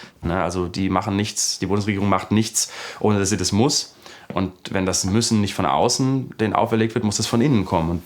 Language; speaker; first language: German; native; German